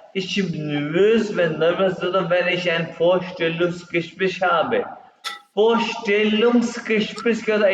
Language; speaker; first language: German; non-native, fluent; Urdu